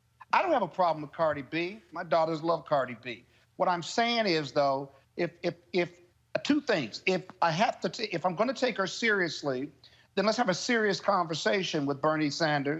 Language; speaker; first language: English; native; English